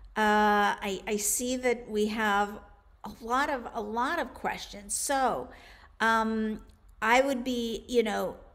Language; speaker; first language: English; native; English